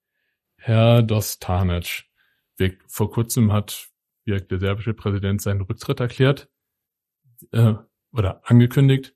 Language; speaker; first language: German; native; German